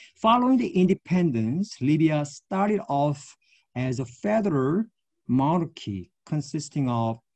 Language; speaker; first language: English; non-native, fluent; Korean